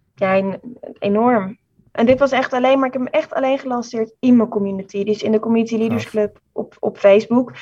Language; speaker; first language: Dutch; native; Dutch